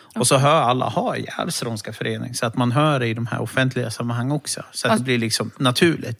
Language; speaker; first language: Swedish; early bilingual, other home language; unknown